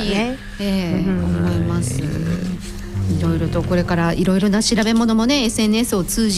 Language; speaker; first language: Japanese; native; Japanese